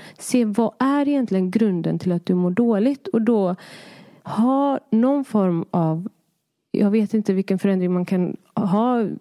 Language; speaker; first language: Swedish; early bilingual, other home language; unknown